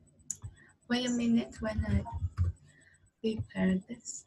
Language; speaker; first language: English; non-native, learner; Vietnamese